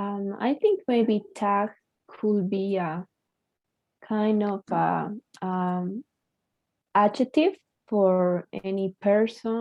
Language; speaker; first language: English; non-native, learner; Spanish